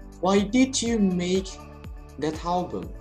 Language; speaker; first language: English; non-native, learner; Indonesian